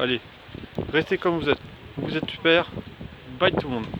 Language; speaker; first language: French; native; French